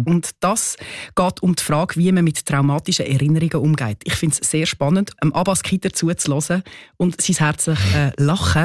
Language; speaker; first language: German; native; German